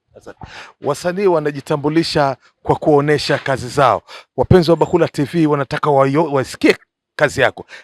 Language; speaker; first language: Swahili; native; Swahili